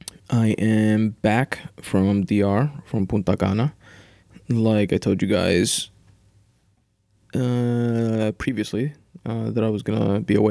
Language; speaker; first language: English; native; English